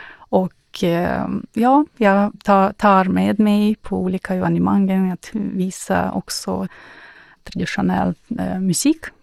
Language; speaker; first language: Swedish; non-native, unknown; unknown